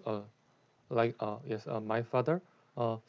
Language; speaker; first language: English; non-native, learner; Korean